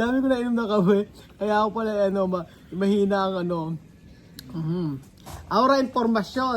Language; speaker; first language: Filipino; native; Filipino